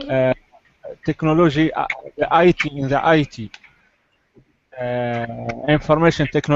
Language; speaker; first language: English; non-native, learner; Arabic